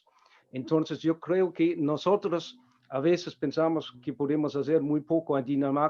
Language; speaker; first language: Spanish; non-native, fluent; Danish